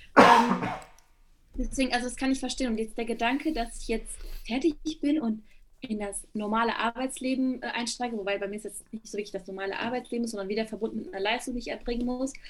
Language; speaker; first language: German; early bilingual, other home language; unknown